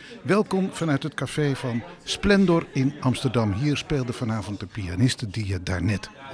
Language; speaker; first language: Dutch; native; Dutch